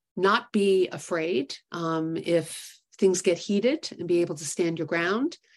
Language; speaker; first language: English; native; English